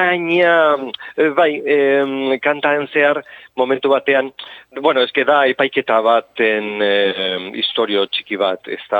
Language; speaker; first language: Basque; non-native, local second language; Spanish